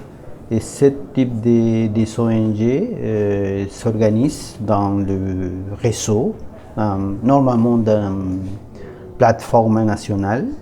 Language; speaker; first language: French; non-native, learner; Spanish